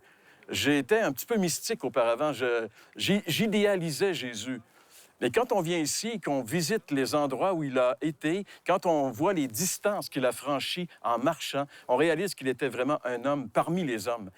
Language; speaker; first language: French; native; French